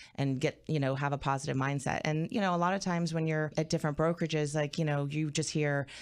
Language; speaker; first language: English; native; English